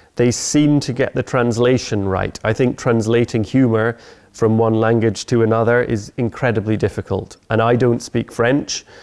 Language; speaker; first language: English; native; English